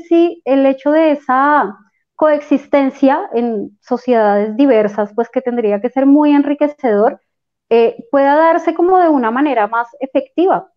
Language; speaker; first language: Spanish; native; Spanish